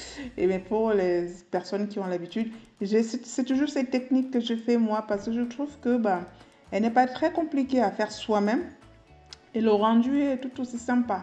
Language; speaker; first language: French; native; French